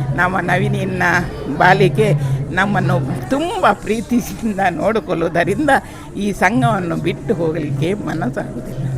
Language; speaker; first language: Kannada; non-native, local second language; Tulu